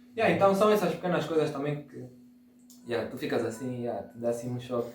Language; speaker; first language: Portuguese; native; Portuguese